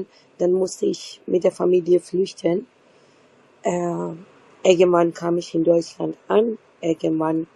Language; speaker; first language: German; non-native, fluent; Persian